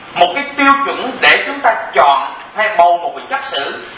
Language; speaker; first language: Vietnamese; early bilingual, heritage; Vietnamese